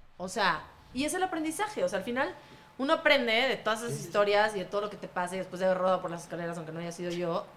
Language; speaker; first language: Spanish; native; Spanish